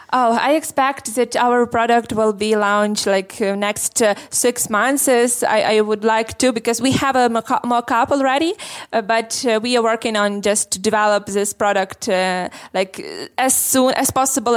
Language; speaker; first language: English; non-native, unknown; Ukrainian